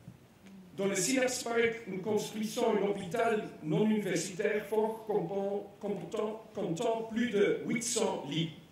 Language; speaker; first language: French; non-native, local second language; Dutch